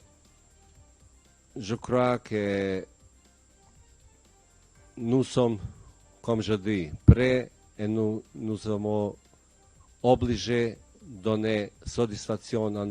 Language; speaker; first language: French; non-native, learner; Bosnian